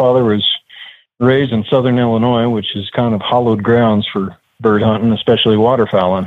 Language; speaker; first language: English; native; English